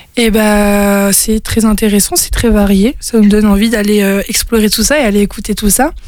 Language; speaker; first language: French; native; French